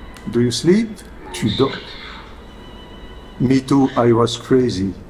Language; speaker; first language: English; non-native, learner; French